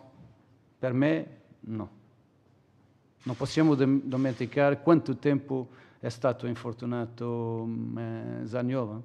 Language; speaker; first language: Italian; non-native, fluent; Portuguese